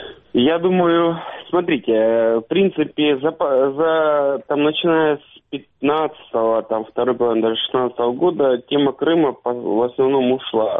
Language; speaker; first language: Russian; native; Russian